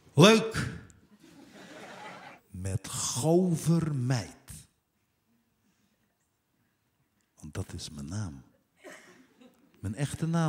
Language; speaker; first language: Dutch; native; Dutch